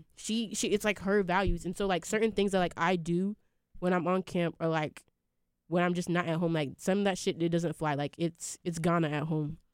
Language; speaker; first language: English; early bilingual, other home language; Akan